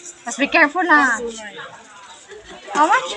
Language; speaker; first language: English; non-native, local second language; Filipino